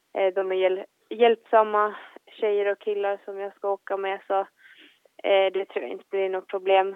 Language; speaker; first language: Swedish; native; Swedish